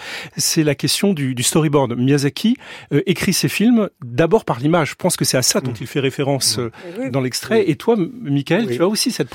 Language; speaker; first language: French; native; French